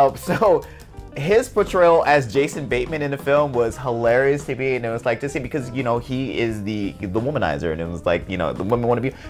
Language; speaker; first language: English; native; English